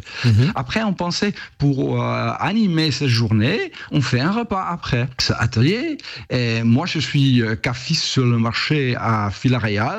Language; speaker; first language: French; non-native, fluent; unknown